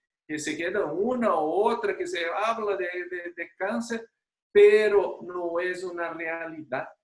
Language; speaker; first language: Spanish; non-native, fluent; Portuguese